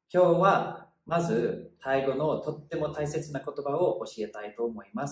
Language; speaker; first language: Japanese; non-native, fluent; English